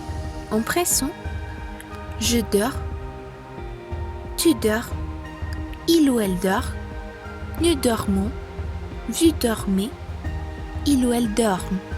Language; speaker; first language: French; non-native, fluent; Spanish